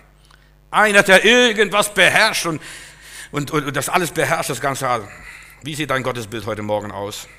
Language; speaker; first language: German; native; German